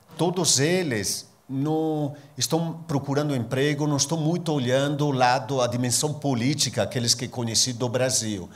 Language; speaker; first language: Portuguese; non-native, fluent; Italian